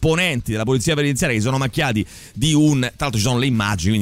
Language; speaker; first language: Italian; native; Italian